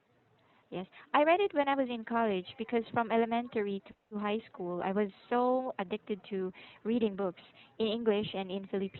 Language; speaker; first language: English; non-native, local second language; Filipino